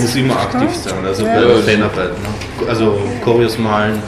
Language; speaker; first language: German; native; German